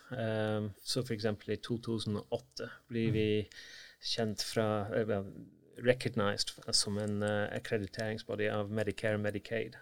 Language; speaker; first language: Norwegian; non-native, fluent; English